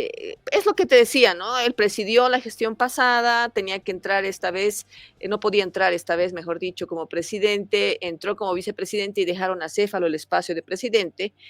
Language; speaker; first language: Spanish; native; Spanish